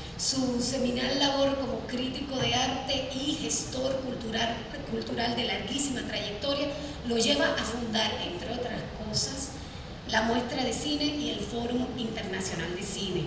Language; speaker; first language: Spanish; native; Spanish